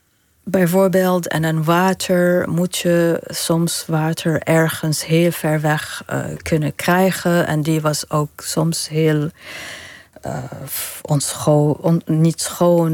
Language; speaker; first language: Dutch; non-native, fluent; Arabic